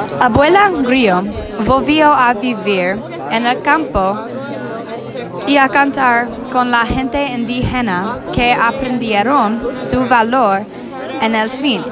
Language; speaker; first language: Spanish; non-native, learner; English